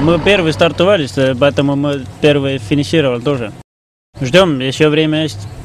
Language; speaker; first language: Russian; non-native, fluent; Latvian